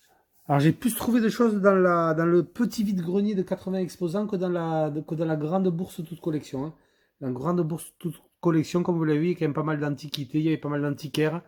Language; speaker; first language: French; native; French